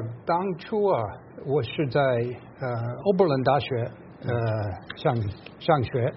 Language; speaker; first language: Chinese; non-native, fluent; English